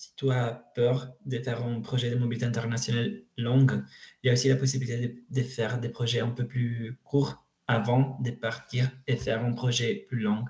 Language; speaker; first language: French; non-native, learner; Italian